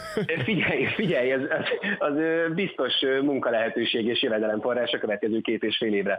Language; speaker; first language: Hungarian; native; Hungarian